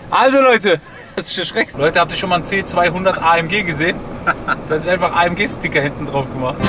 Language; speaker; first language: German; native; German